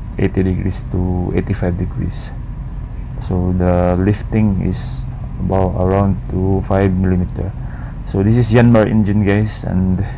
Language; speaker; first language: English; non-native, local second language; Filipino